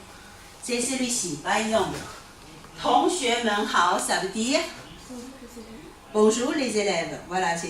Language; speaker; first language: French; non-native, fluent; Chinese